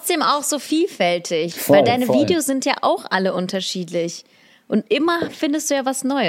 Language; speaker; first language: German; early bilingual, other home language; Russian